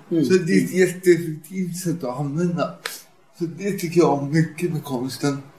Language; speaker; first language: Swedish; native; Swedish